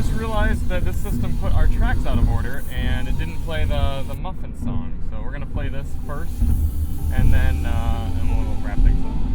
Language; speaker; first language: English; native; English